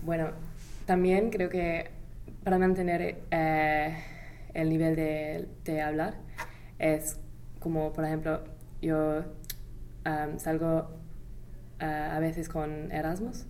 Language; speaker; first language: Spanish; non-native, fluent; English